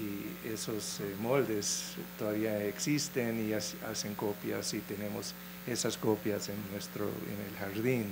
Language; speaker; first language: Spanish; non-native, fluent; English